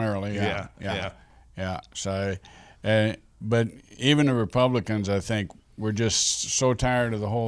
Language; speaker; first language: English; native; English